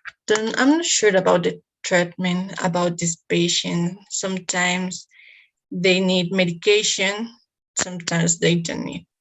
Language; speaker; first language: English; non-native, learner; Spanish